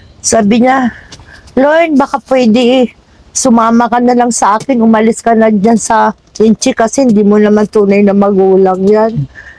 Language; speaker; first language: Filipino; non-native, local second language; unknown